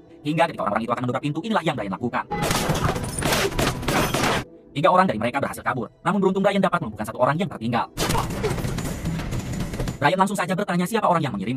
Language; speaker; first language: Indonesian; native; Indonesian